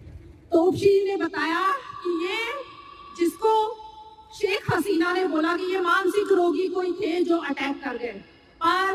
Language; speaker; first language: Hindi; native; Hindi